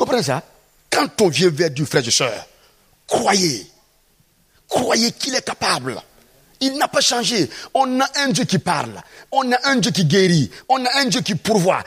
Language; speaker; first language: French; non-native, local second language; Mossi